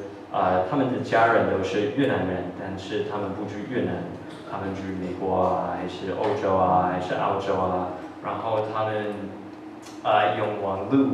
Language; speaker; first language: Chinese; early bilingual, heritage; English